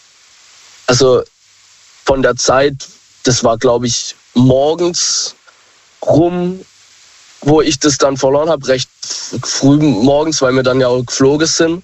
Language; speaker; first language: German; native; German